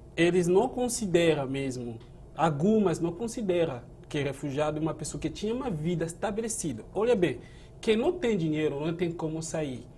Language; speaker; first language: Portuguese; non-native, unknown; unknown